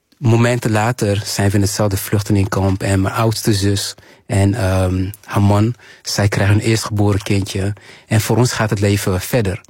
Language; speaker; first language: Dutch; early bilingual, other home language; Kinyarwanda